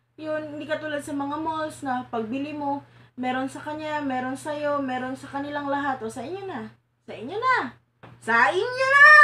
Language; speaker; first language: Filipino; non-native, local second language; Cebuano